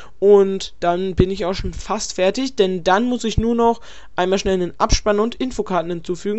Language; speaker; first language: German; native; German